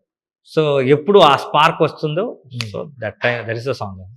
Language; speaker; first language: Telugu; non-native, learner; Kannada